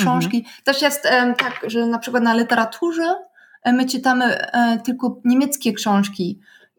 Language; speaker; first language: Polish; non-native, learner; German